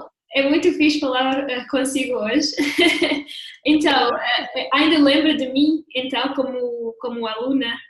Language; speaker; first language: Portuguese; non-native, fluent; English